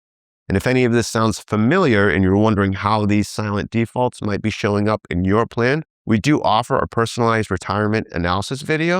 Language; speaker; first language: English; native; English